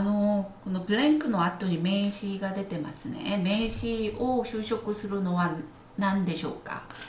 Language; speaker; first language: Japanese; non-native, fluent; Korean